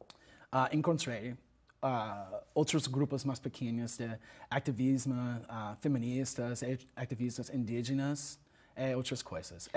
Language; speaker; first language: Portuguese; non-native, learner; English